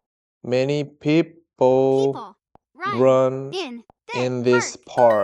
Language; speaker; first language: English; non-native, learner; Korean